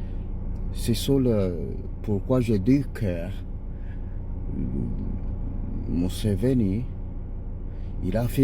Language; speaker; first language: French; non-native, learner; Ganda